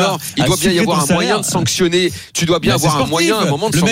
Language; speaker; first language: French; native; French